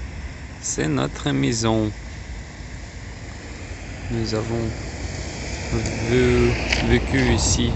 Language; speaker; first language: French; non-native, learner; Russian